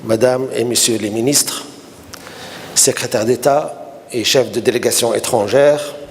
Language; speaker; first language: French; non-native, local second language; Arabic